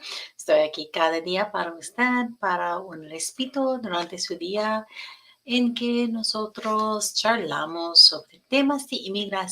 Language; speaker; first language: Spanish; non-native, learner; English